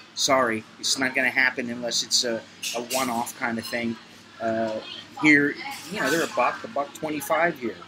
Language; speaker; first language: English; native; English